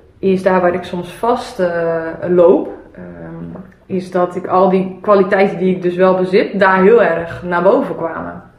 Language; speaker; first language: Dutch; early bilingual, other home language; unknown